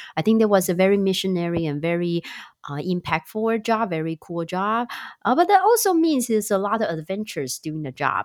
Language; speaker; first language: English; non-native, fluent; Chinese